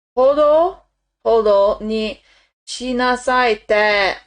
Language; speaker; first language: Japanese; non-native, learner; English